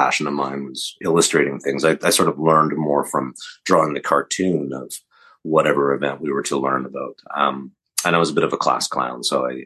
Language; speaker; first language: English; native; English